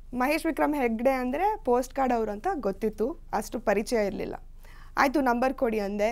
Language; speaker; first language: Kannada; non-native, local second language; Konkani